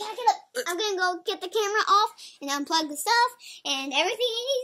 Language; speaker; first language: English; native; English